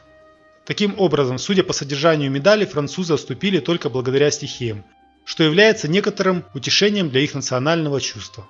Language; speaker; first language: Russian; native; Russian